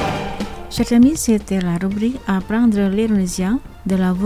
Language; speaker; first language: French; non-native, fluent; Indonesian